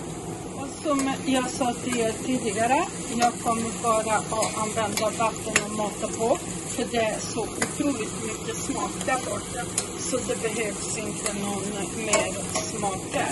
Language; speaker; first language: Swedish; non-native, fluent; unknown